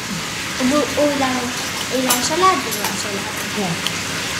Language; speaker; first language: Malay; early bilingual, heritage; Malay